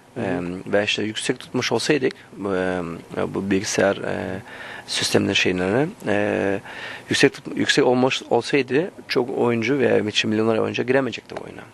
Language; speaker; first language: Turkish; early bilingual, heritage; Turkish